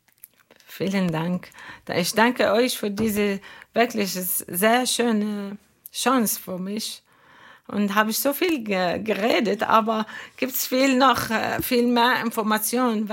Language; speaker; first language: German; non-native, learner; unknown